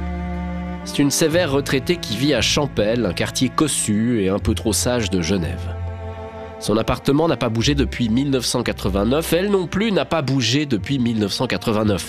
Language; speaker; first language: French; native; French